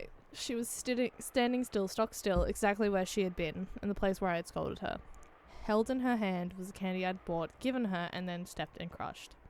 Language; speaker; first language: English; native; English